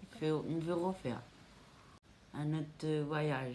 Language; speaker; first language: French; non-native, local second language; Réunion Creole French